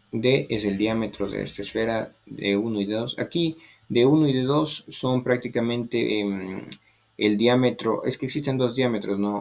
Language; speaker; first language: Spanish; native; Spanish